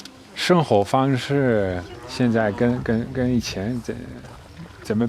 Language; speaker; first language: Chinese; non-native, fluent; Dutch